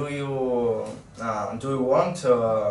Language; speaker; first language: English; non-native, learner; Russian